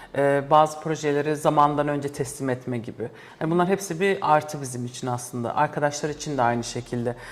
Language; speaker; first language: Turkish; early bilingual, heritage; Turkish